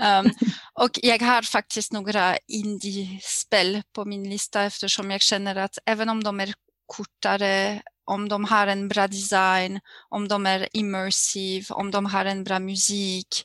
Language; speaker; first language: Swedish; non-native, learner; French